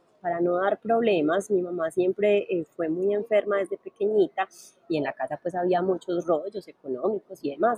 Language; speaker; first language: Spanish; native; Spanish